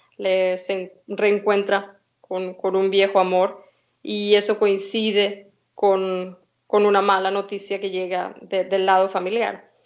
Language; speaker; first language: Spanish; native; Spanish